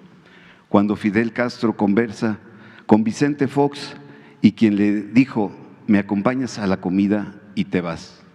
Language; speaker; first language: Spanish; native; Spanish